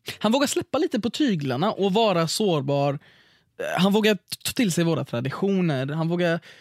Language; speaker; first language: Swedish; early bilingual, other home language; Arabic